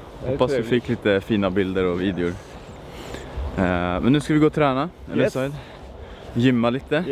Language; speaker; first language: Swedish; native; Swedish